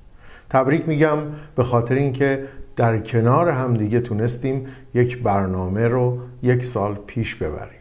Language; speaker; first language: Persian; native; Persian